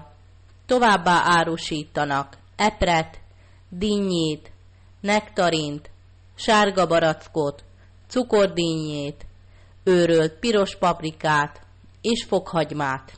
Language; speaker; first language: Hungarian; native; Hungarian